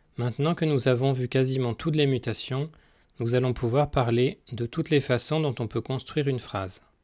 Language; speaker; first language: French; native; French